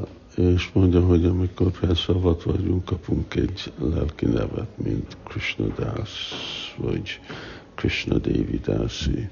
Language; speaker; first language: Hungarian; early bilingual, heritage; Hungarian